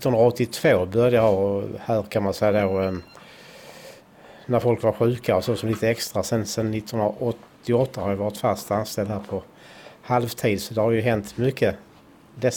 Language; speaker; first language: Swedish; native; Swedish